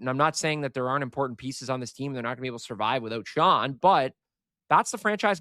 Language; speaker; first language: English; native; English